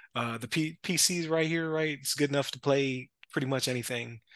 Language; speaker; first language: English; native; English